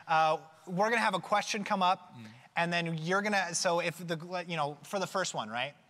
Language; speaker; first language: English; native; English